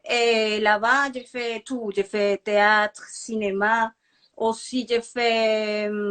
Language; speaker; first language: French; non-native, fluent; Spanish